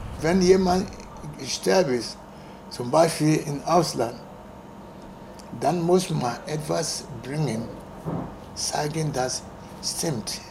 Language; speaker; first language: German; non-native, learner; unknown